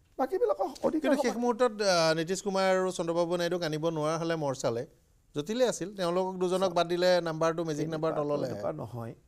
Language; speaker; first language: Assamese; native; Assamese